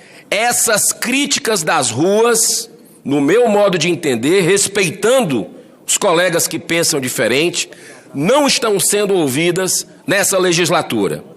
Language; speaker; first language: Portuguese; native; Portuguese